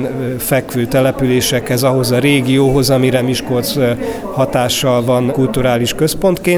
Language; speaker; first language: Hungarian; native; Hungarian